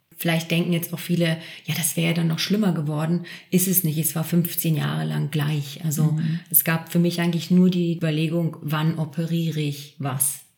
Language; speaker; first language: German; native; German